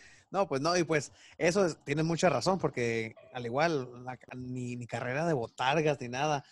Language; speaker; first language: Spanish; native; Spanish